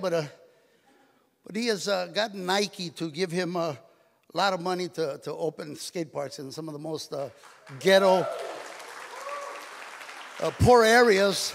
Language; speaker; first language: English; native; English